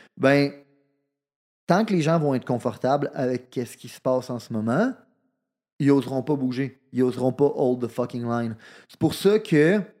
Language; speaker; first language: French; native; French